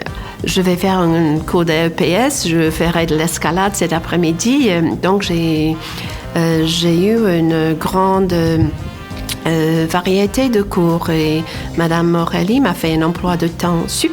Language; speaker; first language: French; non-native, fluent; English